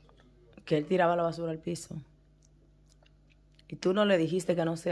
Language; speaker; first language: Spanish; native; Spanish